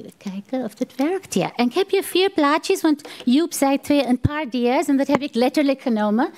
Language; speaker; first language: Dutch; non-native, fluent; Tamil